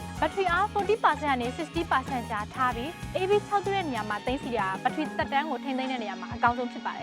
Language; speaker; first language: Burmese; native; Burmese